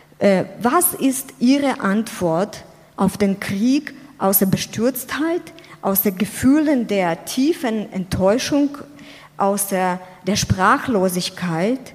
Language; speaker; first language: German; non-native, fluent; Ukrainian